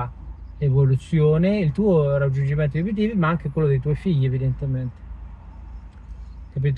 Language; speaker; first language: Italian; native; Italian